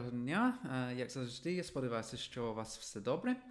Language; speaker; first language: Ukrainian; non-native, fluent; English